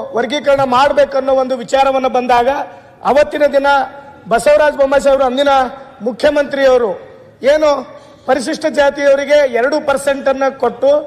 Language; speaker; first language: Kannada; non-native, local second language; Lambadi